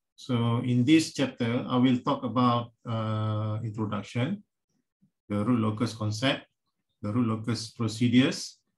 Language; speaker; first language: English; non-native, local second language; Malay